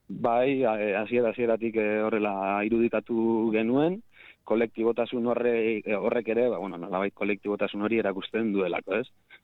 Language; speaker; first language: Basque; native; Basque